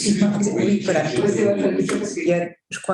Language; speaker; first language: French; native; French